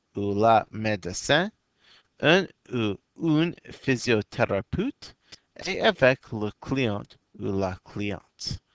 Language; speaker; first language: French; non-native, fluent; English